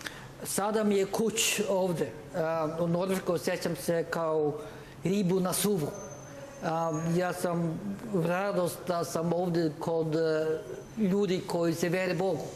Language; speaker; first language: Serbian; non-native, learner; Norwegian